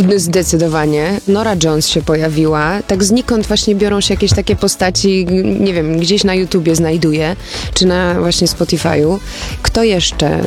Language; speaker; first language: Polish; early bilingual, heritage; Polish